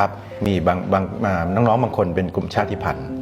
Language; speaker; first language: Thai; native; Thai